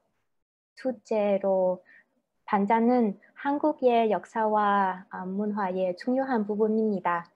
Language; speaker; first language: Korean; non-native, fluent; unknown